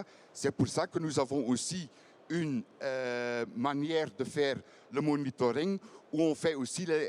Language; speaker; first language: French; non-native, fluent; Dutch